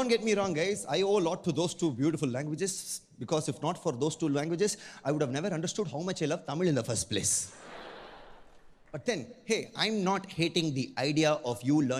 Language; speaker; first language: English; non-native, local second language; Tamil